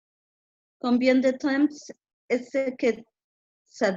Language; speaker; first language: French; non-native, learner; Spanish